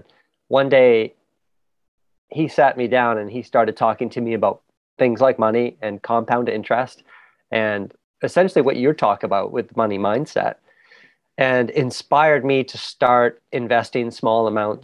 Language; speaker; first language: English; native; English